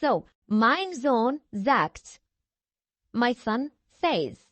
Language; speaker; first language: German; non-native, fluent; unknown